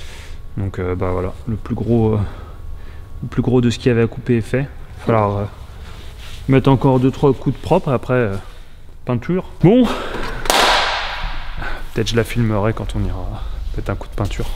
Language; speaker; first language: French; native; French